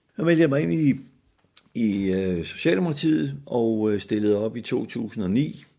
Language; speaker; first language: Danish; native; Danish